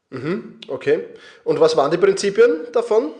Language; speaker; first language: German; native; German